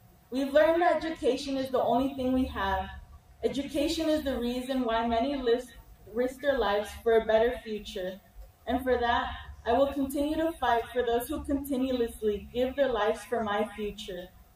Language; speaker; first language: English; early bilingual, other home language; Spanish